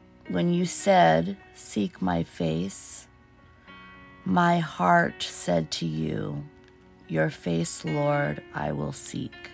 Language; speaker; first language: English; early bilingual, other home language; Portuguese